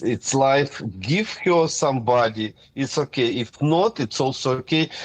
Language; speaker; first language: English; non-native, fluent; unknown